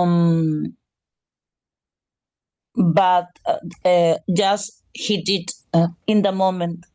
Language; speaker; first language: English; non-native, learner; Spanish